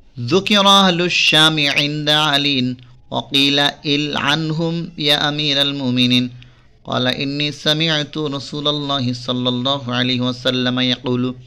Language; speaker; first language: Arabic; non-native, fluent; Bangla